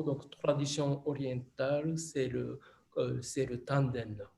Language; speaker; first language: French; non-native, fluent; Japanese